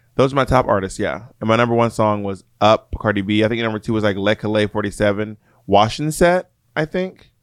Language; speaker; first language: English; native; English